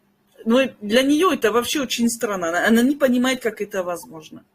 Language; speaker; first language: Russian; non-native, fluent; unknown